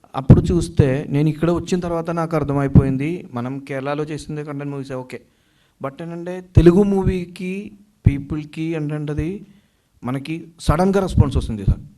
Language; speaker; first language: Telugu; non-native, learner; Malayalam